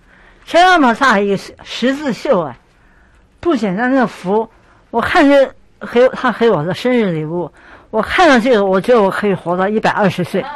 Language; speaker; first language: Chinese; native; Chinese